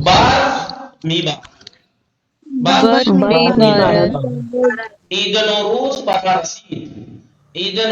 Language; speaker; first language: Persian; non-native, fluent; Urdu